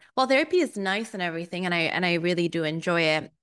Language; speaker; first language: English; early bilingual, other home language; Spanish